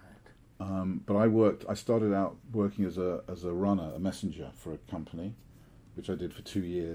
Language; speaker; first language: English; native; English